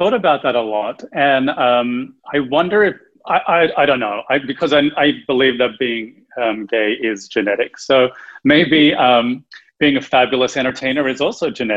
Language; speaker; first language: English; native; English